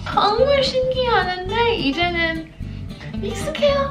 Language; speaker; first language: Korean; non-native, fluent; English